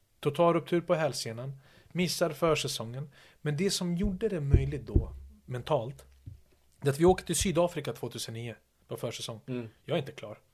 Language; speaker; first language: Swedish; early bilingual, other home language; Serbian